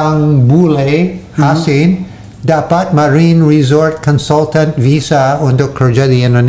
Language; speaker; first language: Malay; non-native, fluent; English